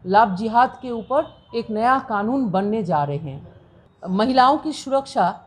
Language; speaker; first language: Hindi; non-native, local second language; Bangla